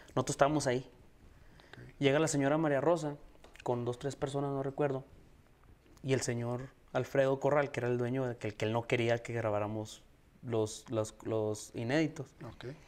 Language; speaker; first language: Spanish; native; Spanish